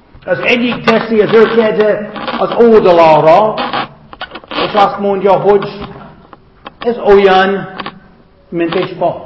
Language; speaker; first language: Hungarian; non-native, learner; English